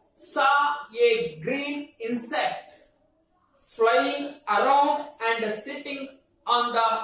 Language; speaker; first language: English; non-native, local second language; Kannada